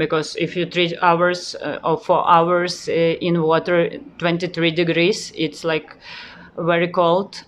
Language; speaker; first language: English; non-native, learner; Ukrainian